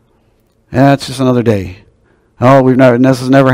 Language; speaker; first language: English; native; English